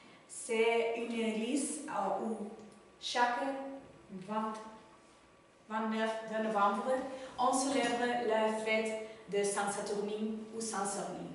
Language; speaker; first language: French; non-native, learner; Spanish